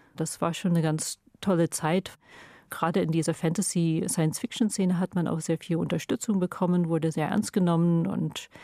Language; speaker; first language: German; non-native, fluent; English